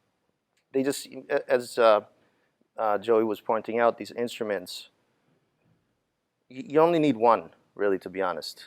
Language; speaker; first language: English; native; English